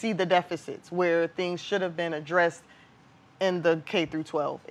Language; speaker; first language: English; native; English